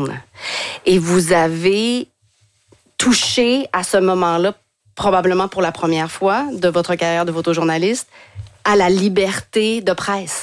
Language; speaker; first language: French; native; French